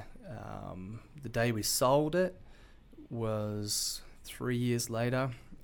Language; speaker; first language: English; native; English